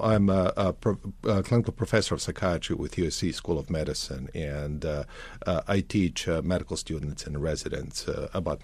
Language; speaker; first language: English; non-native, fluent; Serbian